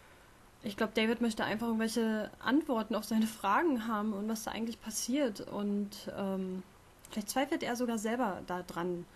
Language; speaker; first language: German; native; German